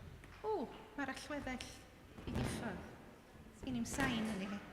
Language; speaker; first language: Welsh; native; Welsh